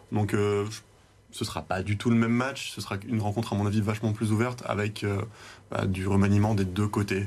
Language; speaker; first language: French; native; French